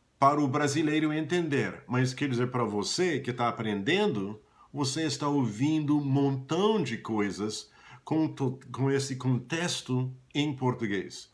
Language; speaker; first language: Portuguese; non-native, fluent; English